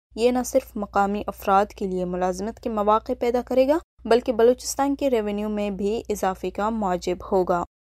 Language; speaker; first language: Urdu; non-native, local second language; Baluchi